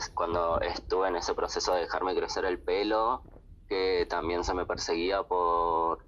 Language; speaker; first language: Spanish; native; Spanish